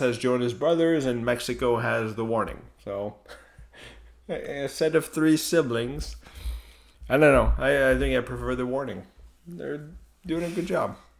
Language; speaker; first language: English; native; English